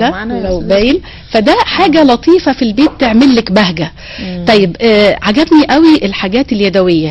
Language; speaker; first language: Arabic; native; Arabic